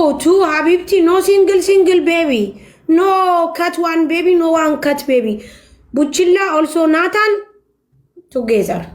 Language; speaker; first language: English; non-native, learner; Amharic